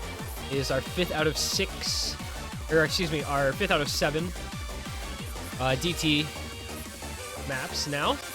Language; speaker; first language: English; native; English